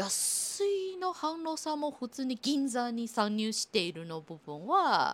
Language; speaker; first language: Japanese; non-native, fluent; Chinese